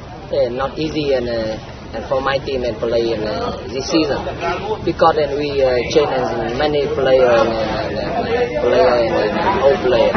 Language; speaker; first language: English; non-native, learner; Vietnamese